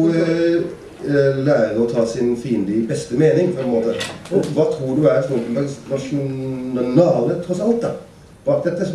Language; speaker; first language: Norwegian; native; Norwegian